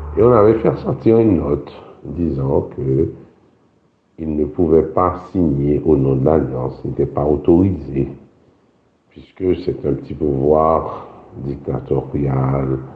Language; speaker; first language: French; non-native, local second language; Haitian Creole